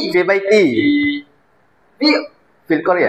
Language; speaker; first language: Arabic; non-native, learner; Malay